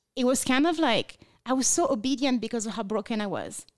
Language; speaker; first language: English; non-native, fluent; French